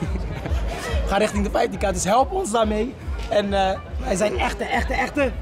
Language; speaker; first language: Dutch; native; Dutch